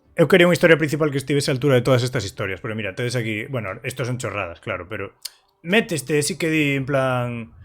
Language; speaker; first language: Spanish; non-native, local second language; Galician